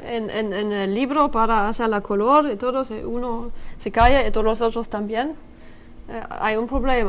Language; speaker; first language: Spanish; non-native, learner; French